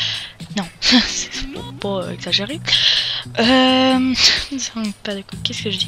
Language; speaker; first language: French; native; French